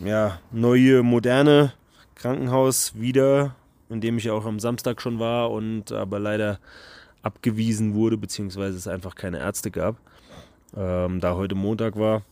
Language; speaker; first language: German; native; German